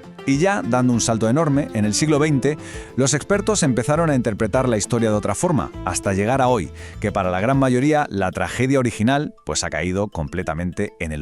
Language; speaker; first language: Spanish; native; Spanish